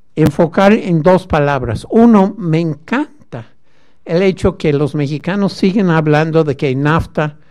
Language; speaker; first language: Spanish; non-native, fluent; English